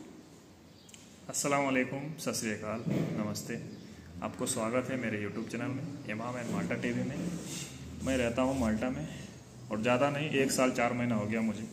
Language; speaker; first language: Hindi; native; Hindi